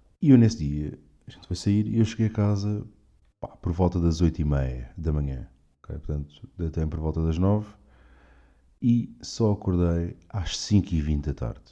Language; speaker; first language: Portuguese; native; Portuguese